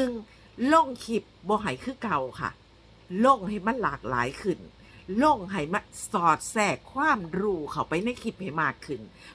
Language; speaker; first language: Thai; native; Thai